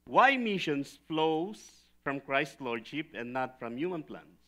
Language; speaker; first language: English; non-native, local second language; Filipino